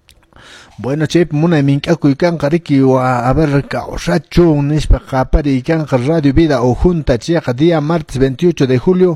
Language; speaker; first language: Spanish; non-native, local second language; Quechua